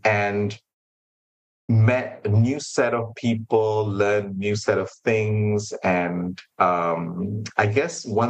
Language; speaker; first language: English; non-native, local second language; Malay